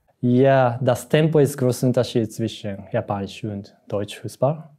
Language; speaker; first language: German; non-native, learner; Japanese